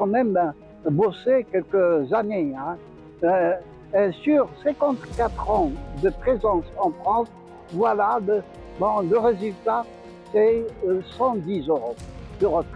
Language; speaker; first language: French; non-native, local second language; Arabic